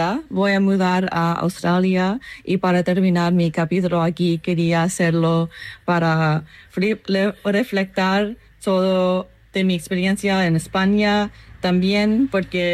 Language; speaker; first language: Spanish; non-native, fluent; English